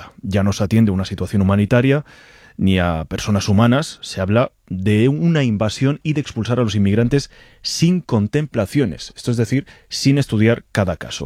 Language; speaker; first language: Spanish; native; Spanish